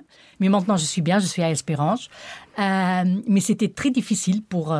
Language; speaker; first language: French; non-native, local second language; Portuguese